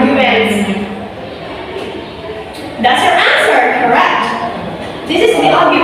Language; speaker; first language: English; non-native, fluent; Indonesian